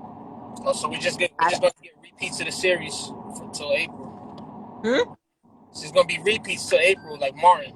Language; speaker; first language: English; native; English